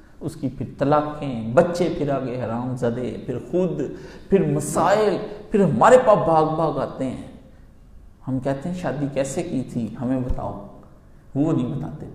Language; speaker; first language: Urdu; non-native, local second language; Punjabi